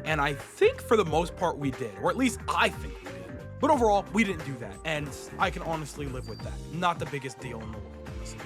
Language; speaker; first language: English; native; English